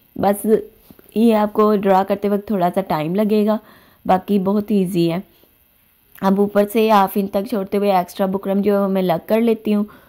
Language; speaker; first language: Urdu; native; Urdu